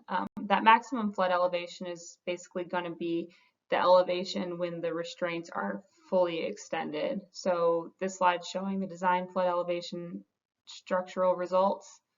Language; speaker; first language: English; native; English